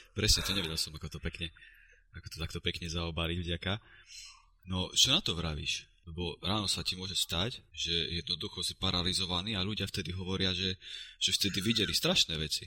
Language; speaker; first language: Slovak; native; Slovak